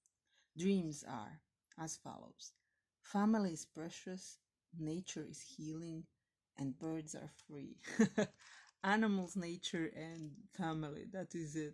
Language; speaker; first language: English; non-native, fluent; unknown